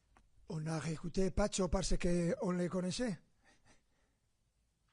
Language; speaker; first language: French; non-native, fluent; Spanish